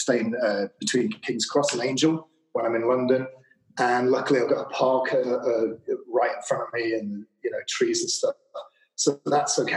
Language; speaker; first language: English; native; English